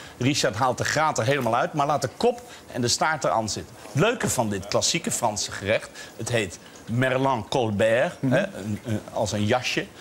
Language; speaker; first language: Dutch; native; Dutch